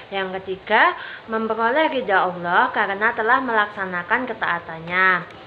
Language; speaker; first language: Indonesian; native; Indonesian